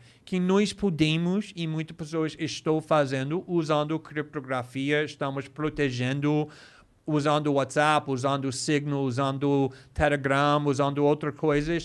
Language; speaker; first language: Portuguese; non-native, fluent; English